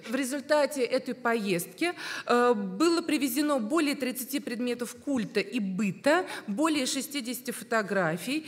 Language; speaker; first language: Russian; native; Russian